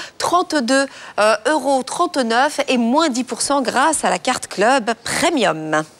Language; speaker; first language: French; native; French